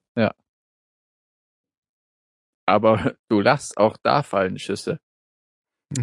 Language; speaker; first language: German; native; German